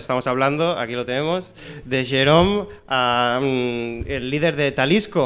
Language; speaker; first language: Spanish; native; Spanish